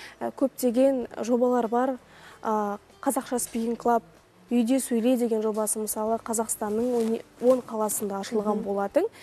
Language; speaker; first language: Kazakh; non-native, local second language; Russian